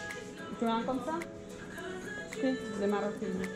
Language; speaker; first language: Italian; non-native, learner; Spanish